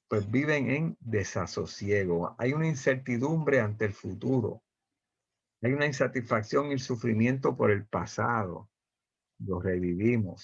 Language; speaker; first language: Spanish; native; Spanish